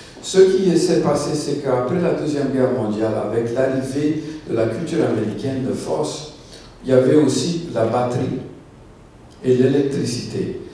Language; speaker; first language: French; non-native, local second language; English